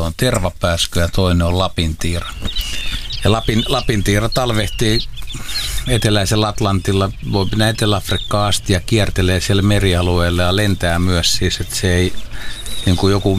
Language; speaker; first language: Finnish; native; Finnish